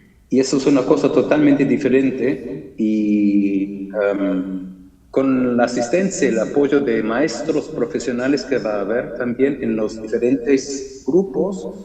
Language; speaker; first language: Spanish; early bilingual, heritage; German